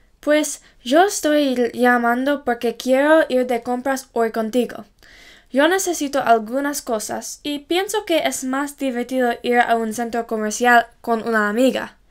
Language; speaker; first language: Spanish; non-native, learner; English